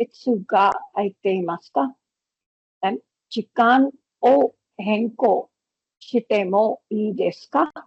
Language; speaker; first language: Japanese; non-native, fluent; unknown